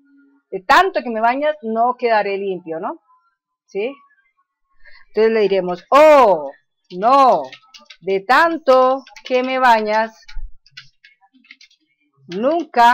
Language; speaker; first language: Spanish; native; Spanish